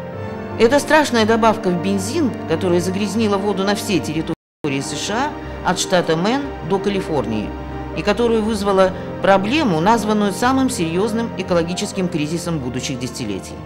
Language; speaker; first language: Russian; native; Russian